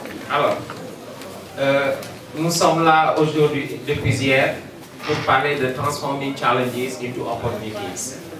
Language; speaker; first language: French; non-native, local second language; Wolof